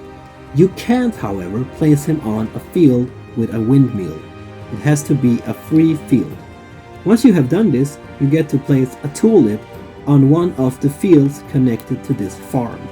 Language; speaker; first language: English; non-native, fluent; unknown